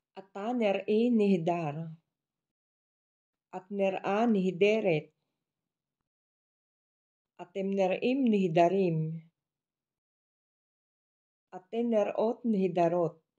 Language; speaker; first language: Hebrew; non-native, fluent; Filipino